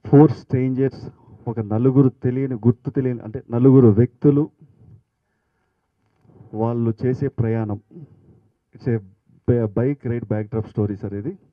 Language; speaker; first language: Telugu; native; Telugu